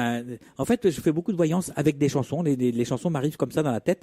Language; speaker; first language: French; native; French